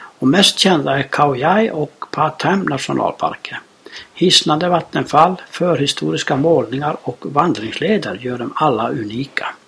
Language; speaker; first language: Swedish; native; Swedish